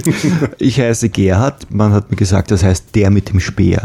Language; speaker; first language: German; native; German